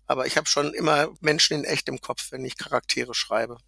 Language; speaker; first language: German; native; German